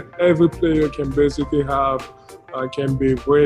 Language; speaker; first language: English; non-native, local second language; French